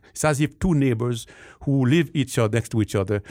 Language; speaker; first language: English; non-native, fluent; Haitian Creole